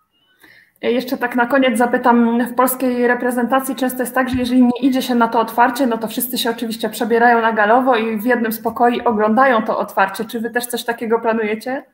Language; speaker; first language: Polish; native; Polish